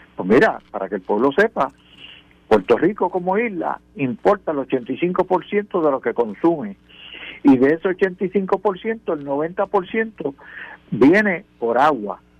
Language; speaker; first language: Spanish; native; Spanish